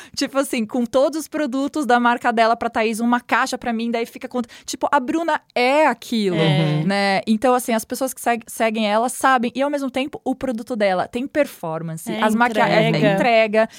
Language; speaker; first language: Portuguese; native; Portuguese